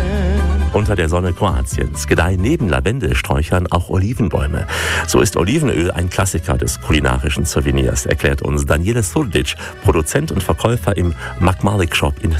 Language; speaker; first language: German; native; German